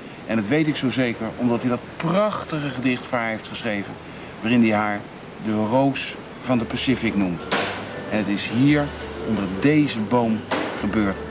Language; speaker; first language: Dutch; native; Dutch